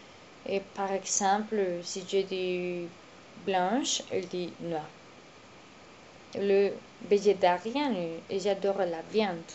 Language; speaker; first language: French; non-native, learner; Spanish